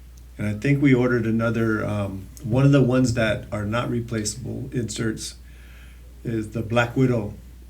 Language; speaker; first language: English; native; English